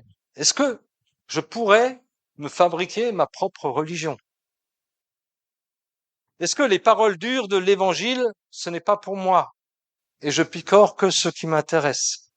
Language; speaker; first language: French; native; French